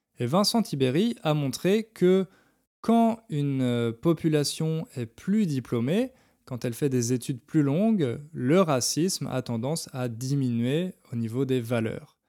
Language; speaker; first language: French; native; French